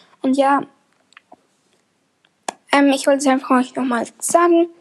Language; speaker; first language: German; native; German